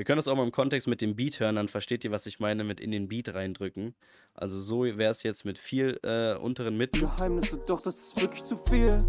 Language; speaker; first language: German; native; German